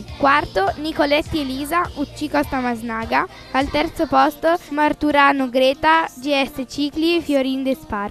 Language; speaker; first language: Italian; native; Italian